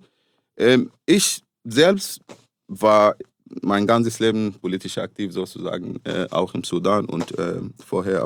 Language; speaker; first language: German; non-native, fluent; Arabic